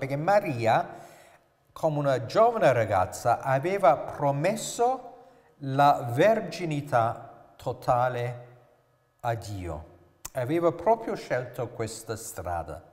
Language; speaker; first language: Italian; non-native, fluent; English